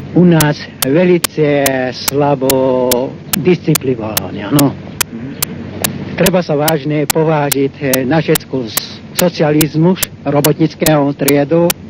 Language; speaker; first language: Slovak; non-native, local second language; Hungarian